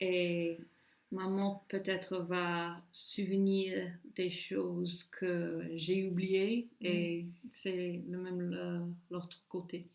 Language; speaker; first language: French; non-native, learner; English